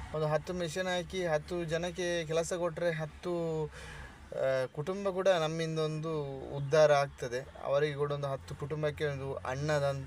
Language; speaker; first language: Kannada; native; Kannada